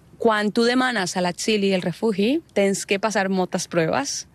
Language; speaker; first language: Catalan; non-native, learner; Spanish